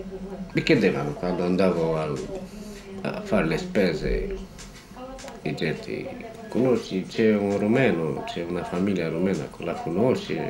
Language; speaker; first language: Italian; non-native, fluent; Romanian